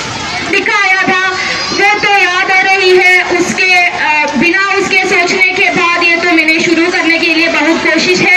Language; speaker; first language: Hindi; non-native, local second language; Malayalam